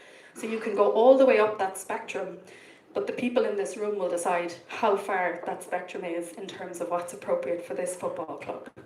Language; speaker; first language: English; native; English